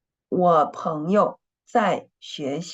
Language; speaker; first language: Chinese; non-native, fluent; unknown